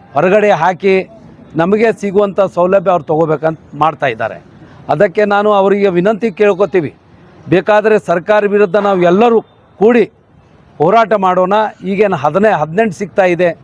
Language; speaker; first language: Kannada; non-native, local second language; Lambadi